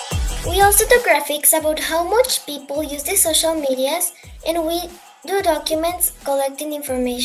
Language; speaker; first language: English; non-native, learner; Spanish